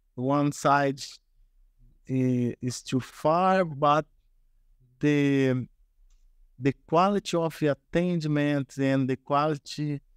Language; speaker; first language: English; non-native, learner; Portuguese